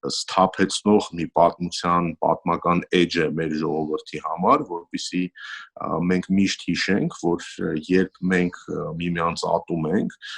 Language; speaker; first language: Armenian; native; Armenian